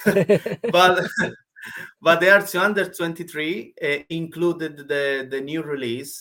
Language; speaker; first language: English; non-native, learner; Italian